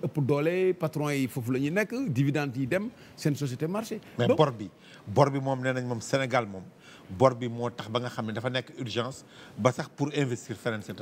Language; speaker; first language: Wolof; native; Wolof